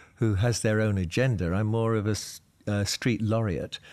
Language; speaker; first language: English; native; English